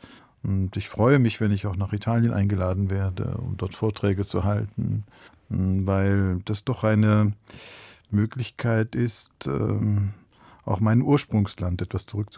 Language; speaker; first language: German; early bilingual, other home language; Italian